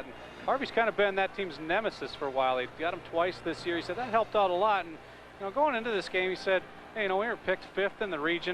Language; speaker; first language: English; native; English